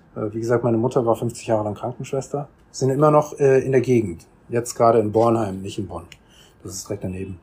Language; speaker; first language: German; native; German